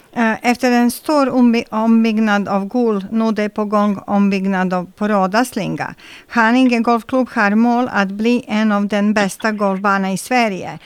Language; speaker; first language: Swedish; non-native, fluent; Serbian